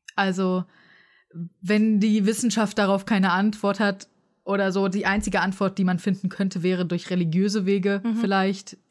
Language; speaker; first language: German; native; German